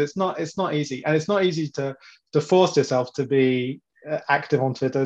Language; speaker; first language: English; native; English